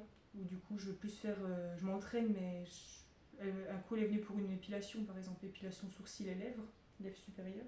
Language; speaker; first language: French; native; French